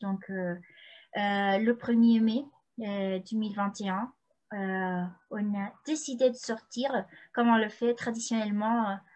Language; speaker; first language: French; non-native, fluent; Spanish